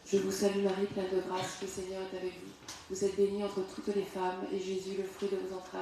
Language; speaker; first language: French; native; French